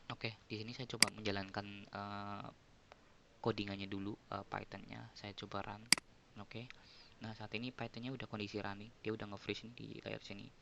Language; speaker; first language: Indonesian; native; Indonesian